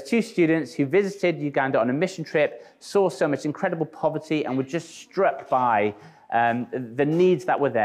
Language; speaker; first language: English; native; English